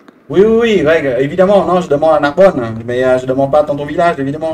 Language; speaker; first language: French; native; French